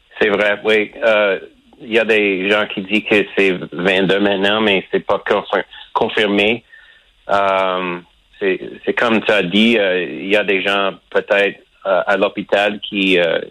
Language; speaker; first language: French; non-native, local second language; English